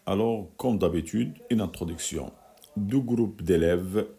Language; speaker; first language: French; non-native, local second language; Arabic